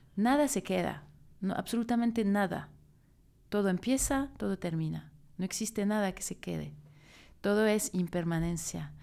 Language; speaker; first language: Spanish; non-native, fluent; French